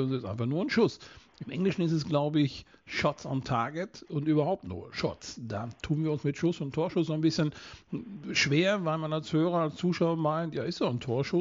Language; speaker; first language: German; native; German